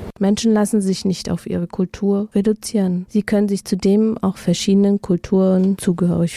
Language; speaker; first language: German; native; German